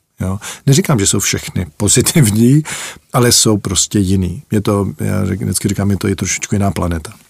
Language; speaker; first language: Czech; early bilingual, heritage; Czech